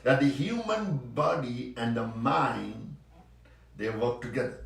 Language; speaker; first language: English; non-native, local second language; Sinhala